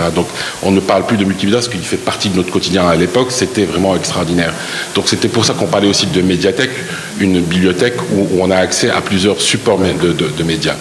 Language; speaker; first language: French; non-native, local second language; Arabic